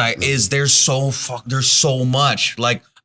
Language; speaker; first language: English; native; English